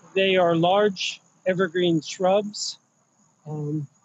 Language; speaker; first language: English; native; English